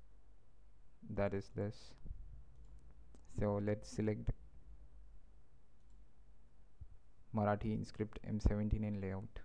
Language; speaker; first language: English; non-native, local second language; Marathi